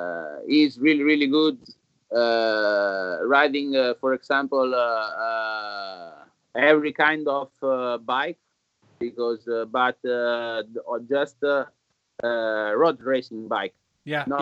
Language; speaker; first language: English; non-native, learner; Italian